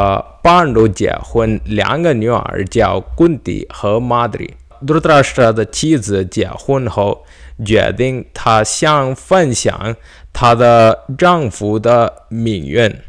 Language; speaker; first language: Chinese; non-native, learner; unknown